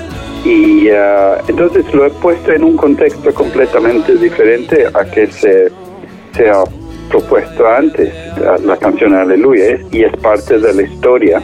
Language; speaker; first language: Spanish; non-native, fluent; English